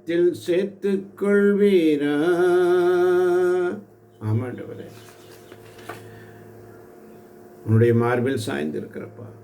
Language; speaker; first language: Tamil; native; Tamil